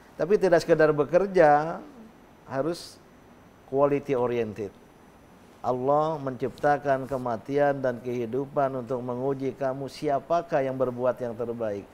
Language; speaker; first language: Indonesian; native; Indonesian